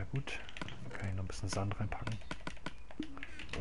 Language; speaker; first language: German; native; German